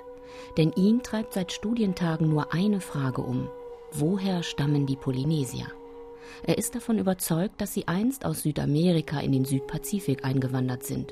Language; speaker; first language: German; native; German